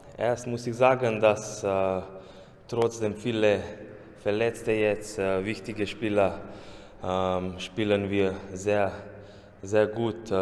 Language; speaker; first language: German; non-native, learner; Slovenian